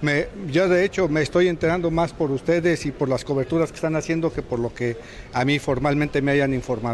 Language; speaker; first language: Spanish; native; Spanish